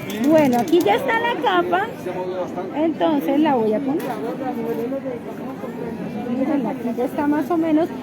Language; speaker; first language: Spanish; native; Spanish